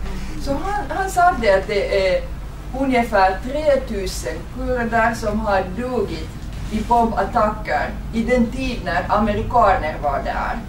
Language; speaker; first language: Swedish; non-native, fluent; Finnish